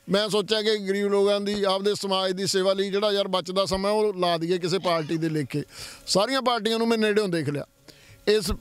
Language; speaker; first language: Punjabi; native; Punjabi